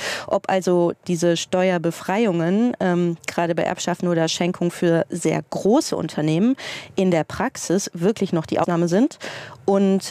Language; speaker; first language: German; native; German